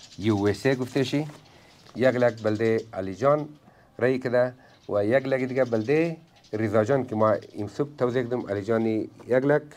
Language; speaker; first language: Persian; native; Persian